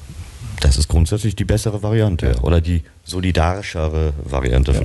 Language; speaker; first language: German; native; German